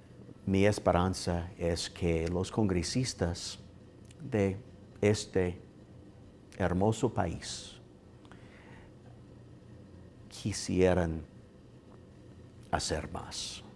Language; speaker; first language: Spanish; non-native, learner; English